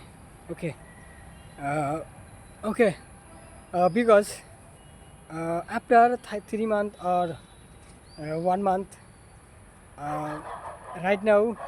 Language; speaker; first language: English; non-native, learner; Bangla